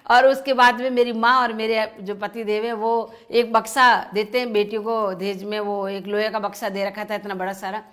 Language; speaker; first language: Hindi; native; Hindi